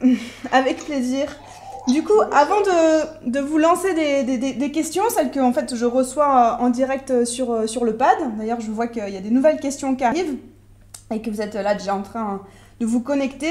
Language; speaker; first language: French; native; French